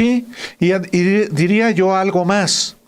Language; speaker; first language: Spanish; native; Spanish